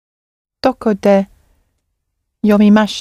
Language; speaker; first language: Japanese; non-native, learner; English